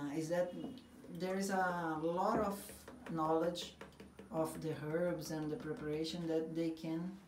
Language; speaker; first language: English; non-native, fluent; Portuguese